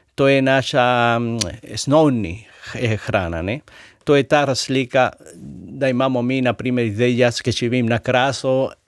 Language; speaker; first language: Slovenian; non-native, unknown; Spanish